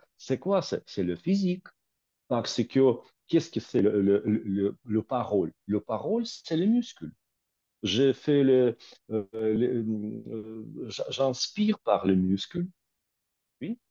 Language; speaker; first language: French; non-native, fluent; Russian